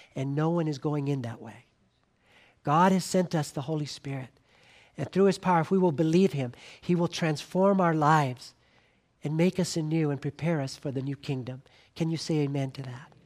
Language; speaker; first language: English; native; English